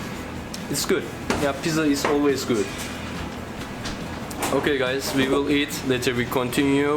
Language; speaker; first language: English; non-native, learner; Turkish